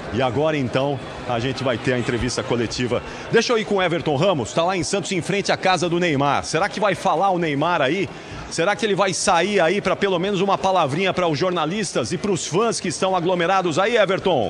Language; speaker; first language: Portuguese; native; Portuguese